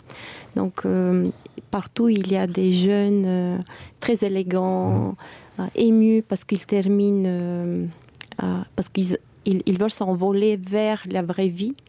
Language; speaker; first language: French; non-native, fluent; Bulgarian